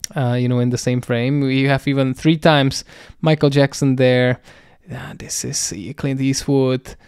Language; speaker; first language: English; non-native, fluent; Czech